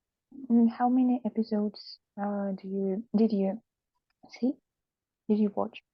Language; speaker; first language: English; non-native, learner; Russian